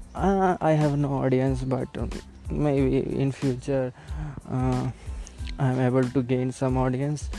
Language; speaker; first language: English; non-native, local second language; Hindi